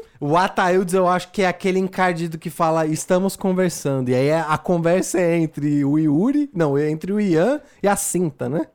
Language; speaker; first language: Portuguese; native; Portuguese